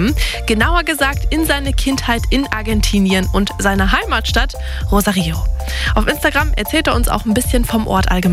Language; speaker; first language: German; native; German